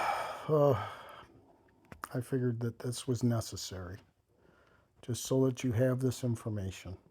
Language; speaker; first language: English; native; English